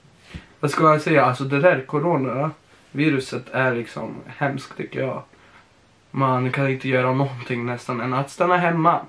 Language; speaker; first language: Swedish; non-native, fluent; Polish